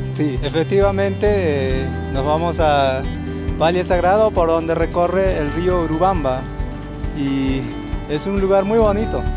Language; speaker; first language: Spanish; non-native, local second language; Quechua